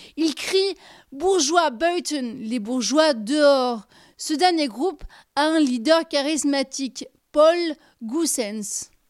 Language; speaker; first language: French; non-native, local second language; Luxembourgish